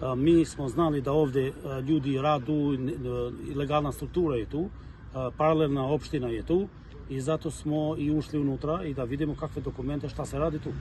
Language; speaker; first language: Serbian; non-native, local second language; Albanian